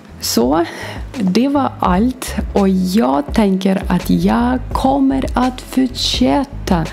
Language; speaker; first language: Swedish; non-native, fluent; Ukrainian